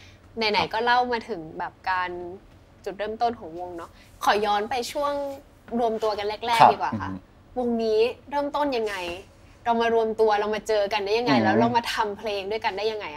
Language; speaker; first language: Thai; native; Thai